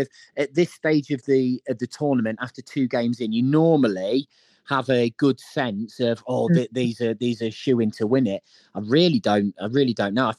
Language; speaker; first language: English; native; English